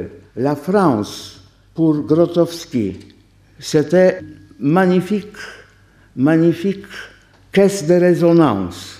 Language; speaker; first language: French; non-native, fluent; Polish